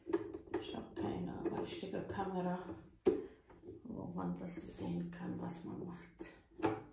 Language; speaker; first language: German; non-native, fluent; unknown